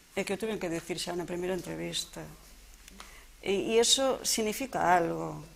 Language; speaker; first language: Galician; non-native, local second language; Spanish